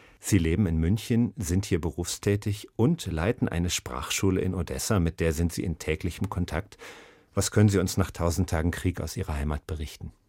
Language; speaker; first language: German; native; German